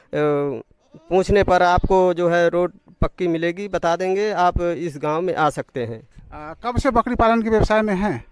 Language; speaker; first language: Hindi; native; Hindi